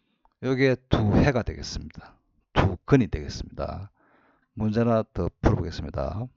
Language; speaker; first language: Korean; native; Korean